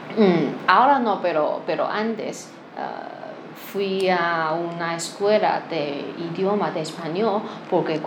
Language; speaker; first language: Spanish; non-native, learner; Chinese